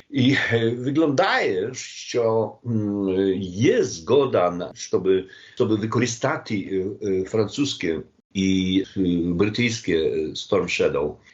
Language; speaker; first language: Polish; non-native, learner; Ukrainian